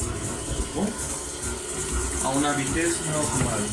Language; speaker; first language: French; non-native, learner; Spanish